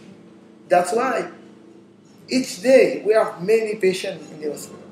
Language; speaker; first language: English; non-native, learner; Haitian Creole